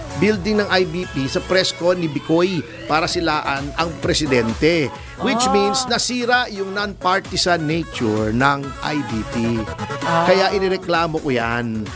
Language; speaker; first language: Filipino; native; Filipino